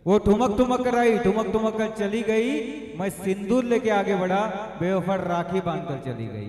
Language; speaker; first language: Hindi; non-native, local second language; Marathi